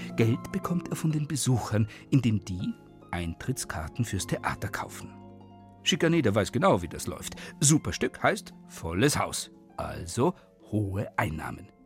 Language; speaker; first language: German; native; German